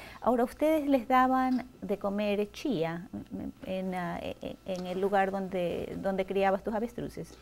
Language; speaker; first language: Spanish; native; Spanish